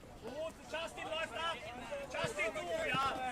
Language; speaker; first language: German; native; German